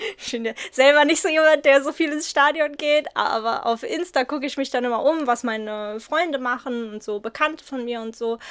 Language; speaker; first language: German; native; German